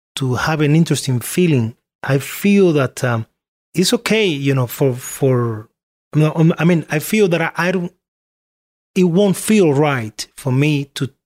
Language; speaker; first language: English; non-native, fluent; Spanish